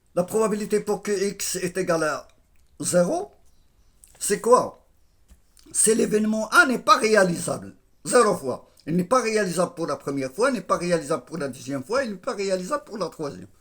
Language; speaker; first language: French; non-native, local second language; Arabic